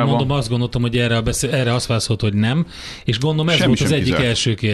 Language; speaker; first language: Hungarian; native; Hungarian